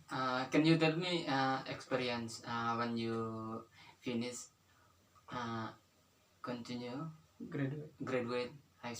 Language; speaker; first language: English; non-native, learner; Indonesian